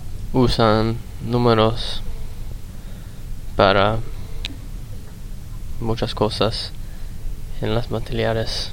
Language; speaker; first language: Spanish; non-native, learner; English